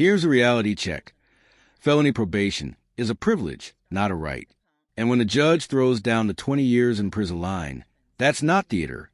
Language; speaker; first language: English; native; English